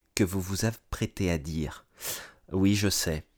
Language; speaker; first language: French; native; French